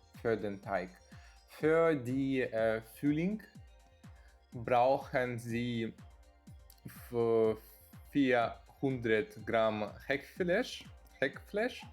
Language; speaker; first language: German; non-native, learner; Ukrainian